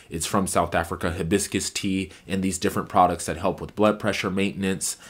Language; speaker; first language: English; native; English